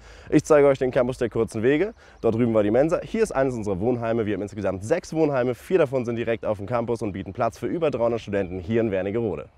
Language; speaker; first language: German; native; German